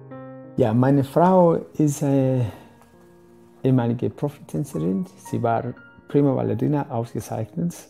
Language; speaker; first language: German; non-native, fluent; Spanish